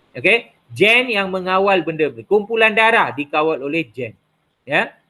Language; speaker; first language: Malay; non-native, local second language; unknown